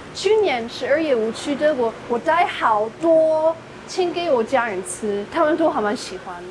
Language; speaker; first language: Chinese; non-native, fluent; German